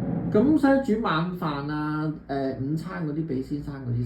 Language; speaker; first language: Cantonese; native; Cantonese